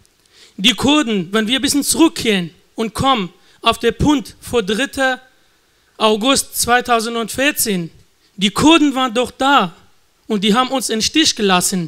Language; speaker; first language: German; non-native, learner; Kurdish